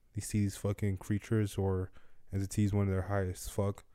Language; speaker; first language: English; non-native, local second language; Yoruba